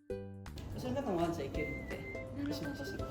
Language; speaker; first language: Japanese; non-native, learner; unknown